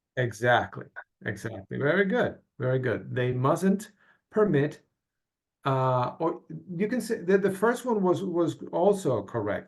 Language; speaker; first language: English; non-native, fluent; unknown